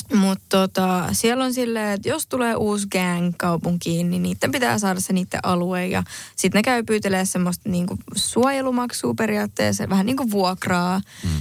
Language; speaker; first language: Finnish; early bilingual, heritage; Spanish